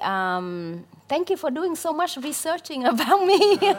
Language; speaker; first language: English; non-native, fluent; Vietnamese